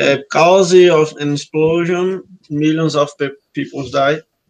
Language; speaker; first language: English; non-native, learner; Portuguese